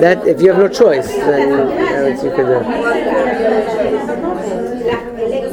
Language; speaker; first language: English; native; English